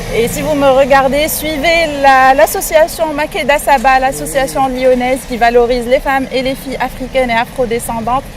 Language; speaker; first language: French; non-native, local second language; Arabic